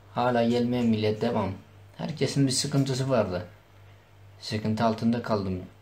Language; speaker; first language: Turkish; non-native, local second language; Kurdish